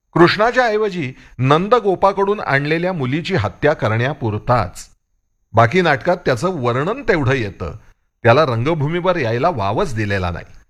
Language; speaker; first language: Marathi; native; Marathi